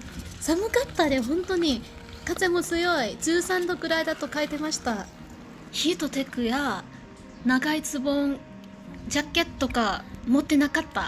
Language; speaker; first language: Japanese; non-native, learner; Thai